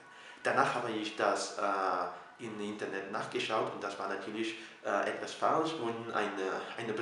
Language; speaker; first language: German; non-native, fluent; Catalan